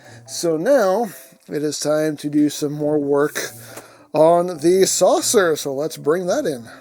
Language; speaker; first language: English; native; English